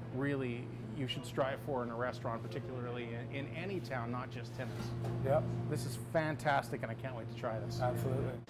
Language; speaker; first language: English; native; English